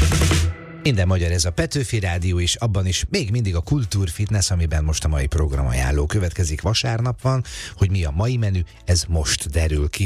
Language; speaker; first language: Hungarian; native; Hungarian